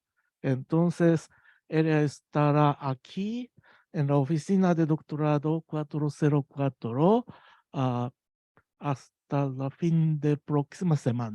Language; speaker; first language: Spanish; non-native, learner; Japanese